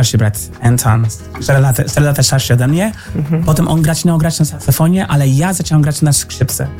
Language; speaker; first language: Polish; early bilingual, heritage; English